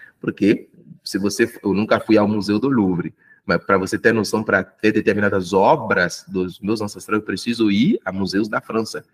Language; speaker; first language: Portuguese; non-native, fluent; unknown